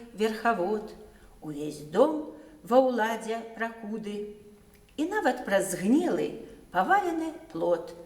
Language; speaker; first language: Belarusian; native; Belarusian